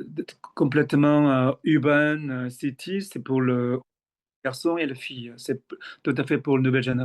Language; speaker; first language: French; non-native, fluent; Korean